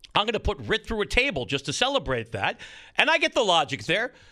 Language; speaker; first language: English; native; English